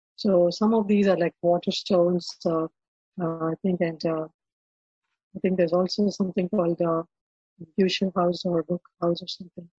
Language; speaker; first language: English; non-native, local second language; Telugu